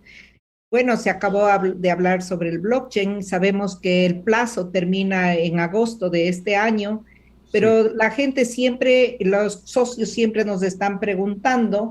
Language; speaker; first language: Spanish; native; Spanish